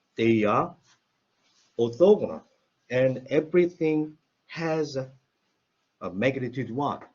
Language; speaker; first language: English; non-native, fluent; Korean